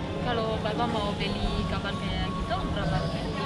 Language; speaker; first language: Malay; non-native, fluent; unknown